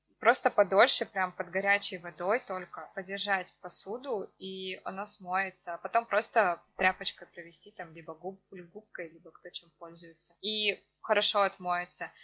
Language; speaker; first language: Russian; native; Russian